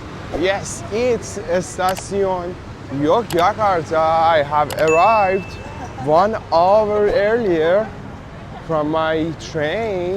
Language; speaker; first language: English; non-native, fluent; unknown